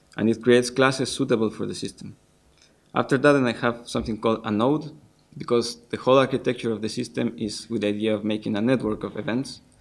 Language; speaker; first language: English; non-native, fluent; Spanish